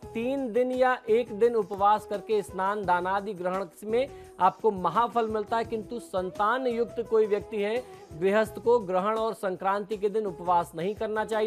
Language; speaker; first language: Hindi; native; Hindi